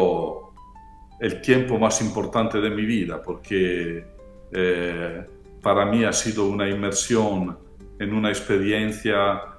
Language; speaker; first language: Spanish; non-native, fluent; Italian